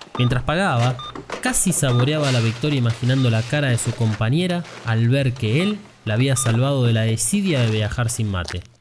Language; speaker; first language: Spanish; native; Spanish